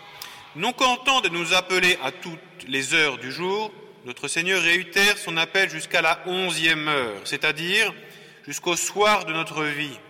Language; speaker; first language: French; native; French